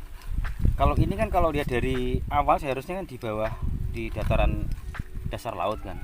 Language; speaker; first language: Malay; non-native, local second language; Javanese